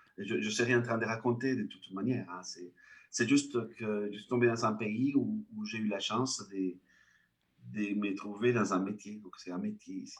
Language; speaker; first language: French; non-native, fluent; Spanish